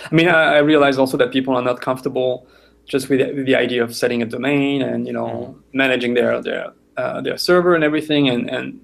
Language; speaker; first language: English; non-native, fluent; French